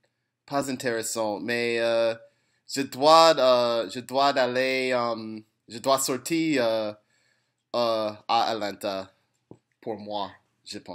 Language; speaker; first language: French; non-native, learner; English